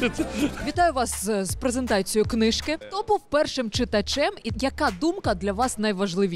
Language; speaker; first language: Ukrainian; native; Ukrainian